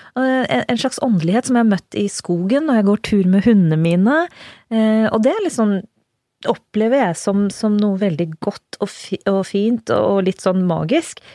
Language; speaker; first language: Norwegian; early bilingual, other home language; Urdu